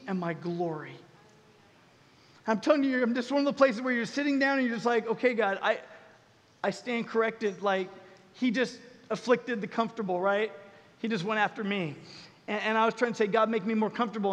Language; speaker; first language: English; native; English